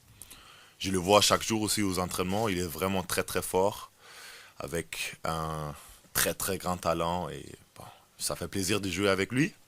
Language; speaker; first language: French; non-native, fluent; German